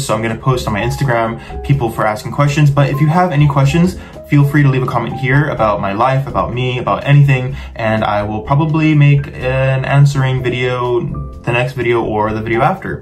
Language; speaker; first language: English; native; English